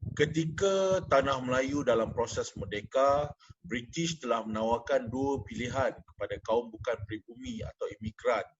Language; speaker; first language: Malay; native; Malay